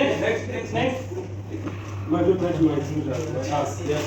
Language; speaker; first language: English; non-native, learner; Hindi